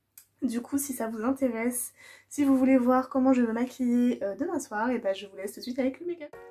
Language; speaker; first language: French; native; French